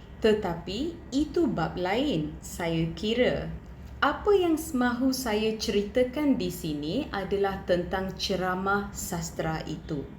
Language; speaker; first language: Malay; non-native, local second language; Tamil